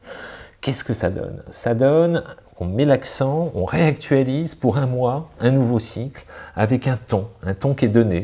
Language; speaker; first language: French; native; French